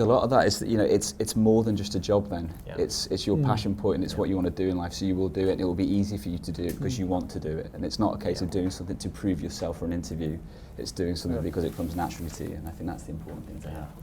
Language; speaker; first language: English; native; English